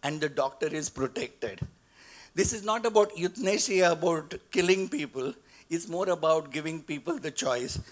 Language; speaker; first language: English; non-native, local second language; Marathi